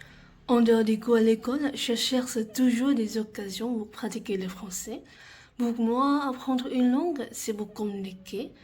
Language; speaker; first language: French; non-native, fluent; Vietnamese